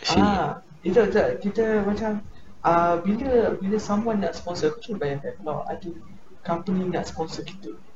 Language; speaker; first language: Malay; native; Malay